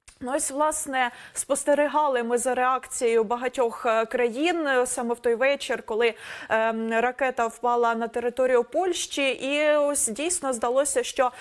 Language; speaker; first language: Ukrainian; native; Ukrainian